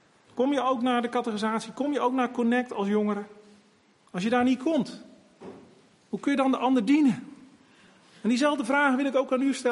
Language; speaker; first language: Dutch; native; Dutch